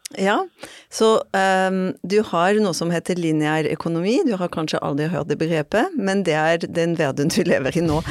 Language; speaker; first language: Norwegian; non-native, fluent; French